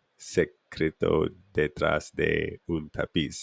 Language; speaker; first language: Spanish; non-native, learner; English